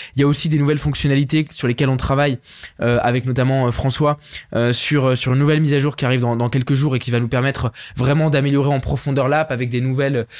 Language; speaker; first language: French; native; French